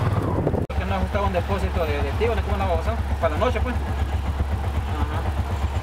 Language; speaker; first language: Spanish; native; Spanish